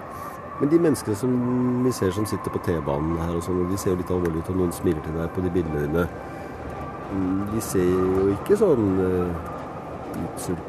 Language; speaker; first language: Norwegian; native; Norwegian